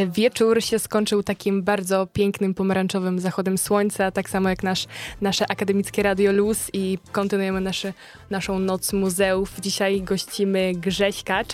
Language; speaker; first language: Polish; native; Polish